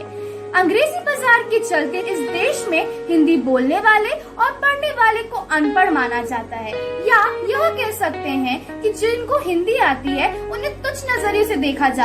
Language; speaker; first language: Hindi; native; Hindi